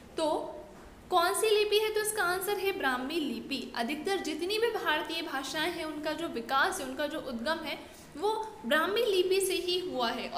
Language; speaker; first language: Hindi; native; Hindi